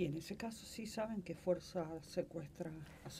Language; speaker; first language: Spanish; native; Spanish